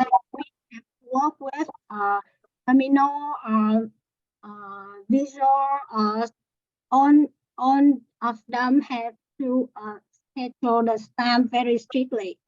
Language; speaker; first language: English; non-native, learner; Vietnamese